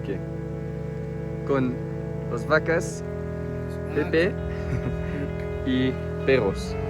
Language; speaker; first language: Spanish; non-native, learner; French